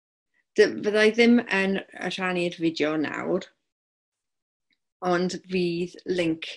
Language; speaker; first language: Welsh; non-native, local second language; English